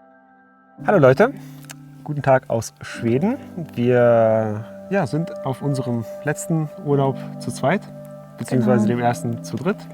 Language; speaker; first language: German; native; German